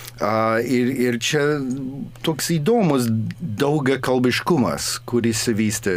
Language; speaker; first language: Lithuanian; early bilingual, heritage; English